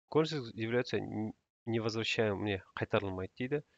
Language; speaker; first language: Russian; non-native, local second language; Kazakh